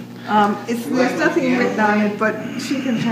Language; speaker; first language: English; native; English